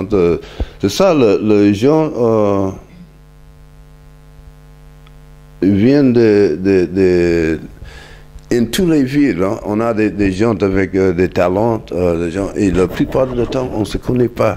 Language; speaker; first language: French; non-native, learner; English